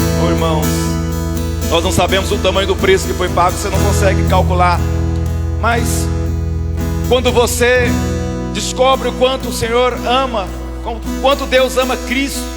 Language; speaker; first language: Portuguese; native; Portuguese